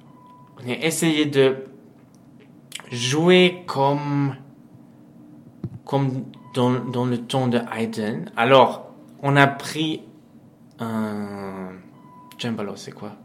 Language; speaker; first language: French; non-native, fluent; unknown